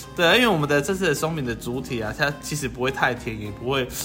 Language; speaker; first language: Chinese; native; Chinese